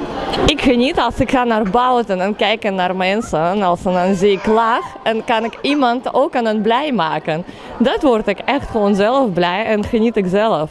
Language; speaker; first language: Dutch; non-native, learner; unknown